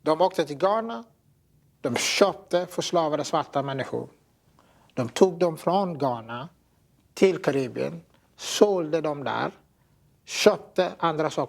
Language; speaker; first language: Swedish; non-native, fluent; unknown